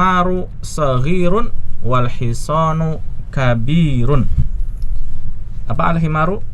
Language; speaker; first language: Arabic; non-native, fluent; Indonesian